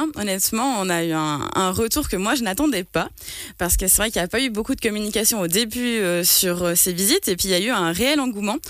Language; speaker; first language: French; native; French